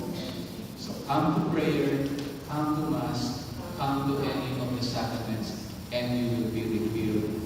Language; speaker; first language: English; non-native, local second language; Filipino